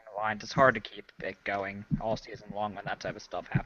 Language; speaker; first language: English; native; English